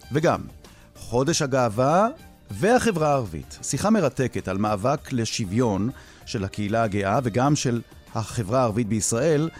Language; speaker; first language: Hebrew; native; Hebrew